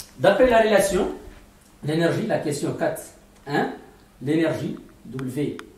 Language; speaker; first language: French; non-native, local second language; Arabic